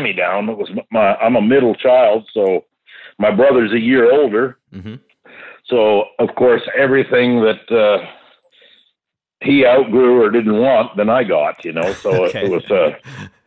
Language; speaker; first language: English; native; English